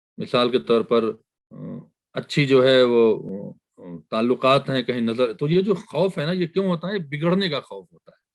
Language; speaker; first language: Urdu; native; Urdu